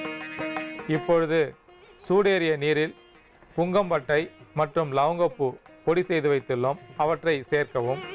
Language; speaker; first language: Tamil; native; Tamil